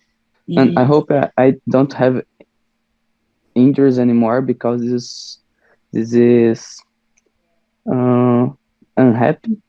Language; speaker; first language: English; non-native, learner; Portuguese